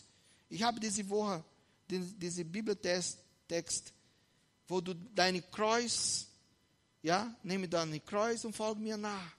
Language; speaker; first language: German; non-native, fluent; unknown